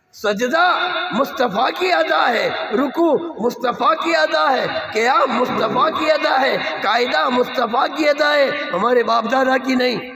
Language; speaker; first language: Urdu; non-native, local second language; Gujarati